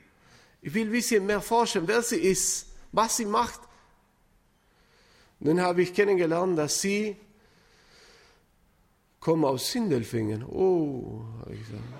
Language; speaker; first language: German; non-native, fluent; Spanish